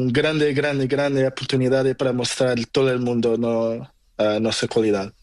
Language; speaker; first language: Spanish; non-native, learner; Portuguese